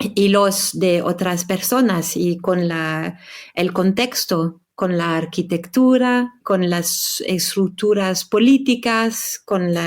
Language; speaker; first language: Spanish; non-native, fluent; French